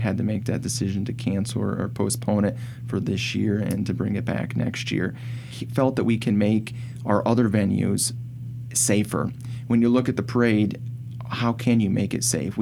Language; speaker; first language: English; native; English